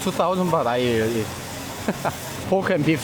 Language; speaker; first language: English; non-native, learner; Korean